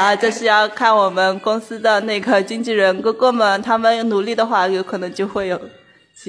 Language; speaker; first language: Chinese; native; Chinese